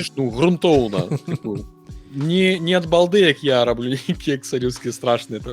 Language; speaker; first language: Belarusian; non-native, local second language; Russian